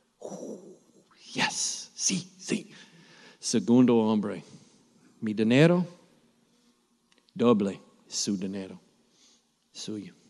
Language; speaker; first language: Spanish; non-native, learner; English